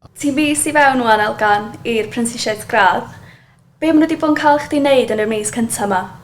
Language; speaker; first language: Welsh; native; Welsh